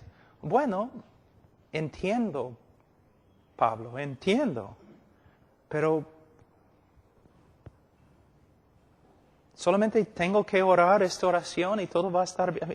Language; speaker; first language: Spanish; non-native, fluent; English